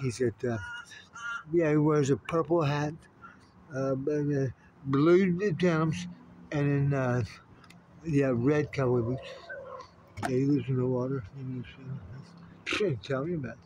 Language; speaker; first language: English; native; English